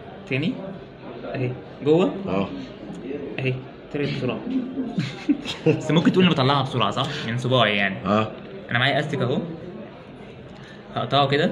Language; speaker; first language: Arabic; native; Arabic